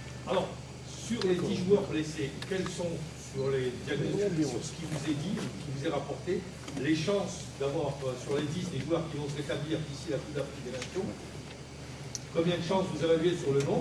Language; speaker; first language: French; native; French